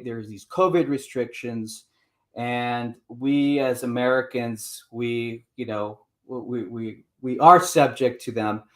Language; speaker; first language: English; native; English